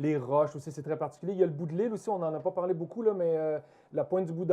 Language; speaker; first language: French; native; French